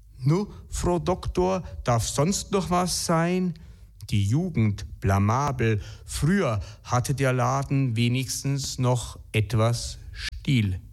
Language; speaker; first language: German; native; German